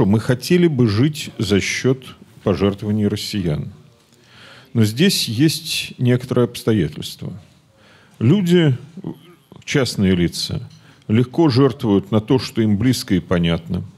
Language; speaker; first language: Russian; native; Russian